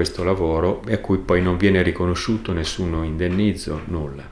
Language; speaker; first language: Italian; native; Italian